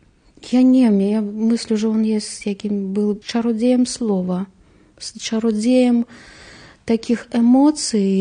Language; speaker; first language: Polish; non-native, learner; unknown